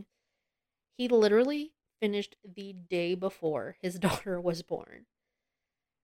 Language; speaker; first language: English; native; English